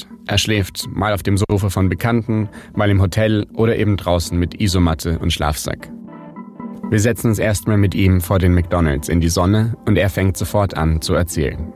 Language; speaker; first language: German; native; German